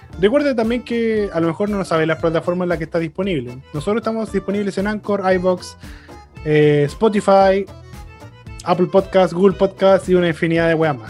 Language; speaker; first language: Spanish; native; Spanish